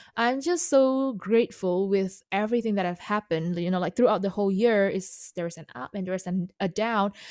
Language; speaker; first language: English; non-native, fluent; Indonesian